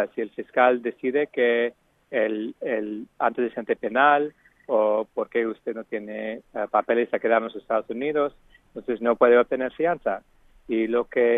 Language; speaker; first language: Spanish; non-native, fluent; English